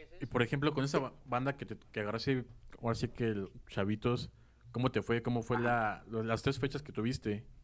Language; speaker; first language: Spanish; native; Spanish